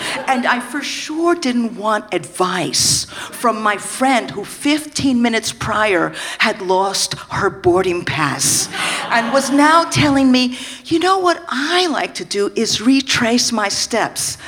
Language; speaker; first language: English; native; English